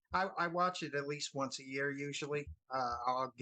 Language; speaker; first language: English; native; English